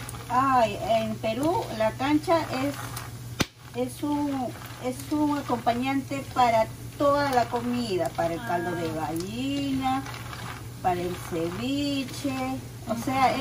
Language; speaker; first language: Spanish; native; Spanish